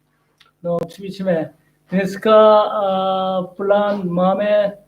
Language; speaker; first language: Czech; non-native, learner; Korean